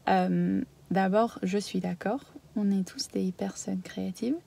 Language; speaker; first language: French; non-native, fluent; English